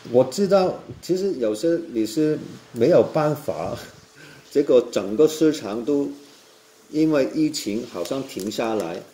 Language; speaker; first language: Chinese; non-native, local second language; Cantonese